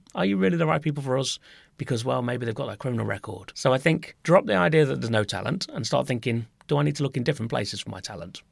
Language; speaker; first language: English; native; English